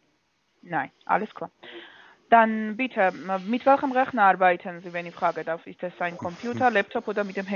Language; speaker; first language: German; non-native, fluent; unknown